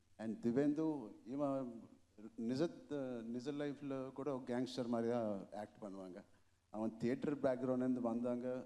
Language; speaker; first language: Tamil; non-native, local second language; Telugu